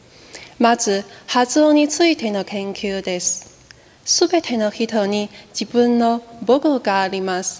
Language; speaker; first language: Japanese; non-native, fluent; Chinese